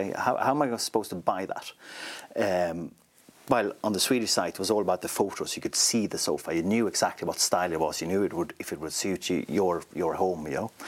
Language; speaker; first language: English; non-native, fluent; Swedish